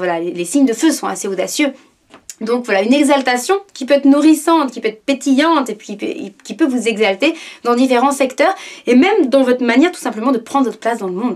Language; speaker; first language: French; native; French